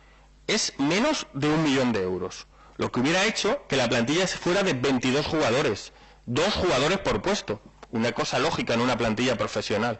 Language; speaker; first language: Spanish; native; Spanish